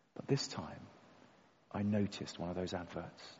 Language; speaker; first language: English; native; English